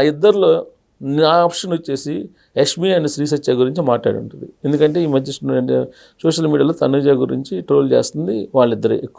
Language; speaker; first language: Telugu; native; Telugu